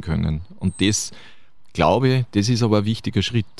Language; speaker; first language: German; native; German